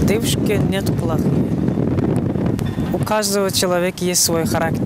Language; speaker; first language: Russian; non-native, learner; Turkmen